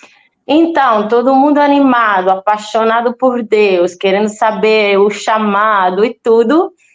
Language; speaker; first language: Portuguese; non-native, fluent; Italian